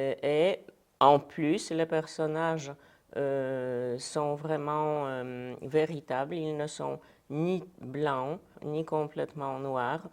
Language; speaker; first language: French; non-native, fluent; Polish